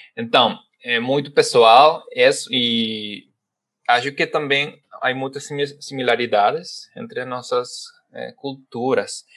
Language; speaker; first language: Portuguese; non-native, fluent; Spanish